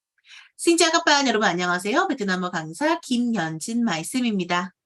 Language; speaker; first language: Korean; native; Korean